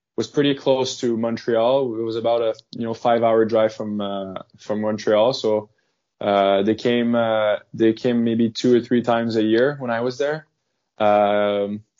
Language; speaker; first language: English; non-native, fluent; French